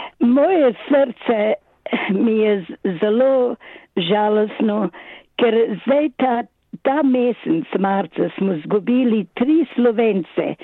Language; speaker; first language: Slovenian; early bilingual, other home language; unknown